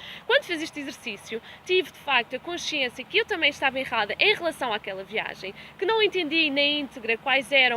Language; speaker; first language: Portuguese; native; Portuguese